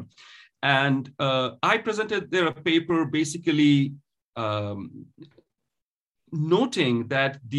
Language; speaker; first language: English; non-native, local second language; Bangla